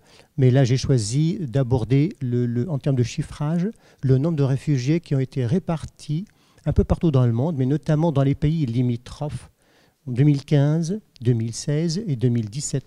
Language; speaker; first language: French; non-native, fluent; Arabic